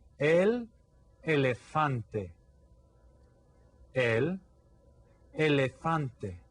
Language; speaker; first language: Spanish; non-native, fluent; English